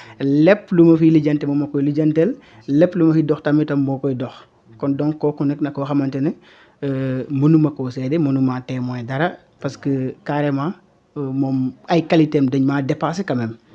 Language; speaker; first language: Wolof; non-native, local second language; Serer